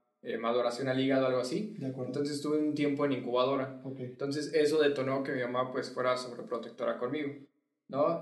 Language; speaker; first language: Spanish; native; Spanish